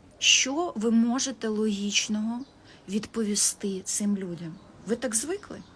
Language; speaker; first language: Ukrainian; non-native, local second language; Russian